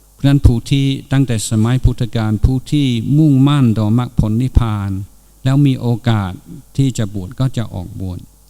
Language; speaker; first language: Thai; non-native, fluent; English